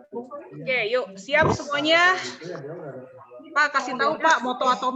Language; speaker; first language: Indonesian; native; Indonesian